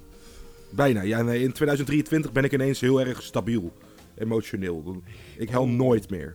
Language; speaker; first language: Dutch; native; Dutch